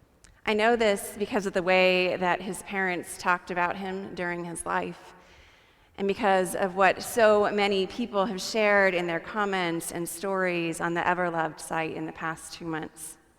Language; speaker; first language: English; native; English